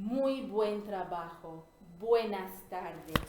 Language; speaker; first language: Spanish; non-native, fluent; English